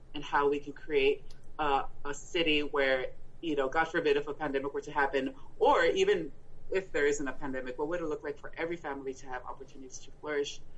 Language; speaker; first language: English; early bilingual, other home language; Spanish